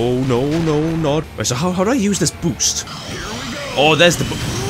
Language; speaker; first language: English; native; English